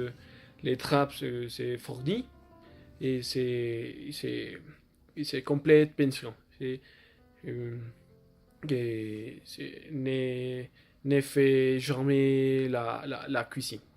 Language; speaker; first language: French; non-native, learner; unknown